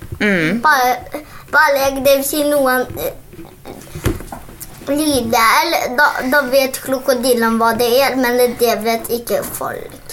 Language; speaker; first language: Norwegian; early bilingual, other home language; Polish